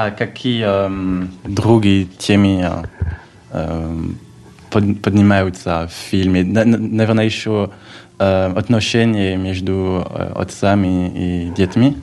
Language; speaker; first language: Russian; non-native, fluent; French